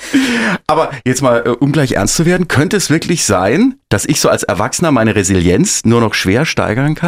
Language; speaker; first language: German; native; German